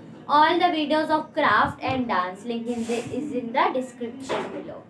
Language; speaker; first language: Hindi; native; Hindi